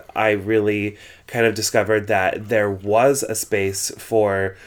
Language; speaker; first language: English; native; English